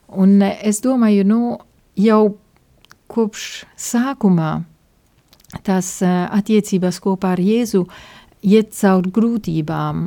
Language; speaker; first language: Latvian; non-native, fluent; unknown